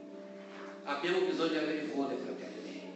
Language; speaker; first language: Italian; non-native, learner; Portuguese